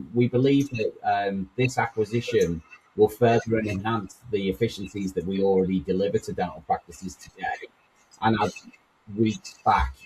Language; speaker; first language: English; native; English